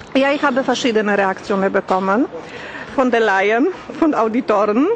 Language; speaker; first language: German; non-native, learner; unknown